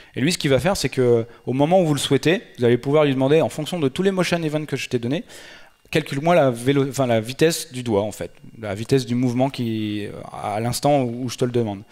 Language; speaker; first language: French; native; French